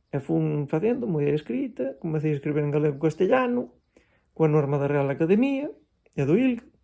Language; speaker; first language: Galician; non-native, local second language; Spanish